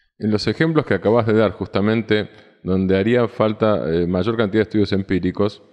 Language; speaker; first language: Spanish; native; Spanish